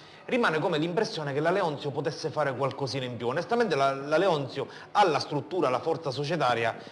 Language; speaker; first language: Italian; native; Italian